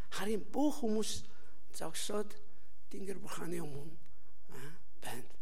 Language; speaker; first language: Mongolian; non-native, learner; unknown